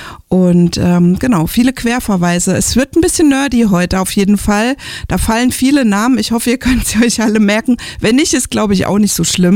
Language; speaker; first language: German; native; German